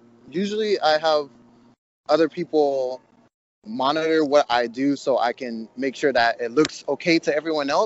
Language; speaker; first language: English; native; English